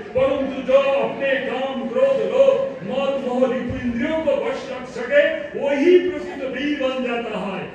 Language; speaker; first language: Hindi; non-native, local second language; Bangla